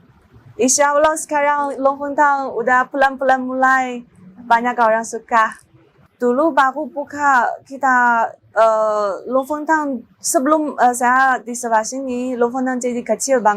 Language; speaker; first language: Indonesian; non-native, learner; Chinese